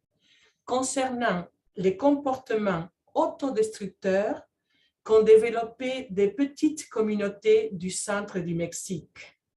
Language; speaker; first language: French; non-native, fluent; Spanish